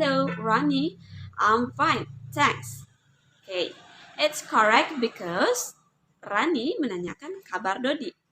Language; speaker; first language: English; non-native, learner; Indonesian